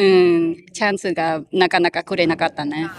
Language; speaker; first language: Japanese; non-native, learner; Khmer